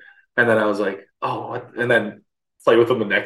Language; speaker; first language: English; native; English